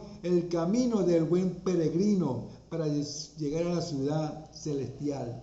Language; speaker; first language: Spanish; native; Spanish